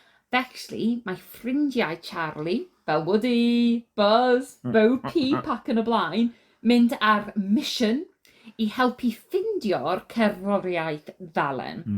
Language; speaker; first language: Welsh; non-native, learner; English